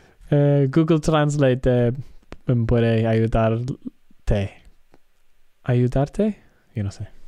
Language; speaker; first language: Spanish; non-native, learner; English